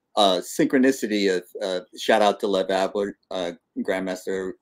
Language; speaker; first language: English; native; English